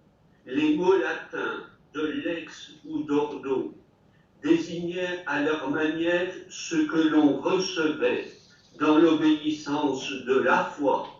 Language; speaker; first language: French; native; French